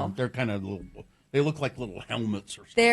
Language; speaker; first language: English; native; English